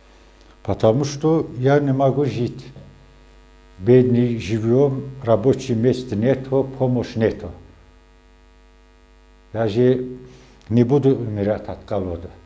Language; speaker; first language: Russian; non-native, local second language; Azerbaijani